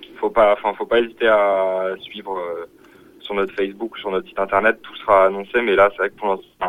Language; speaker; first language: French; native; French